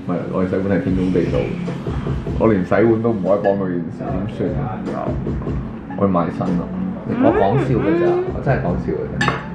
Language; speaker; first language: Chinese; native; Chinese